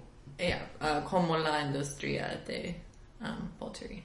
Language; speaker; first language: Spanish; non-native, learner; English